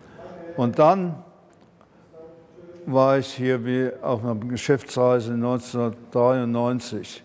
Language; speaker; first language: German; early bilingual, heritage; German